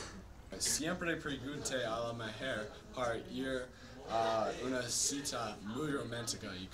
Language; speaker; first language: Spanish; non-native, learner; English